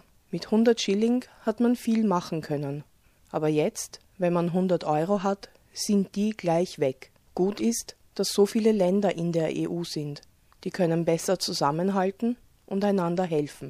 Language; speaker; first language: German; early bilingual, other home language; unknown